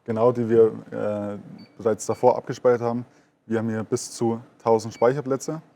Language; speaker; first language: German; native; German